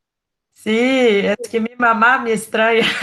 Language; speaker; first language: Spanish; non-native, learner; Portuguese